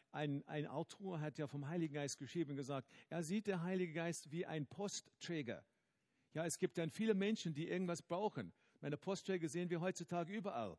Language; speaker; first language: German; non-native, fluent; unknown